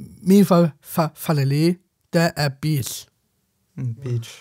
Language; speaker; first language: Swedish; non-native, learner; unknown